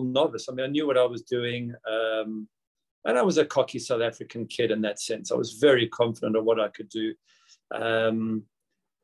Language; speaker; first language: English; native; English